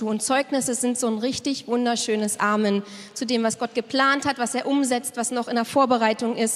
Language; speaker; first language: German; native; German